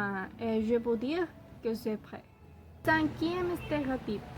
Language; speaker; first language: French; non-native, learner; Spanish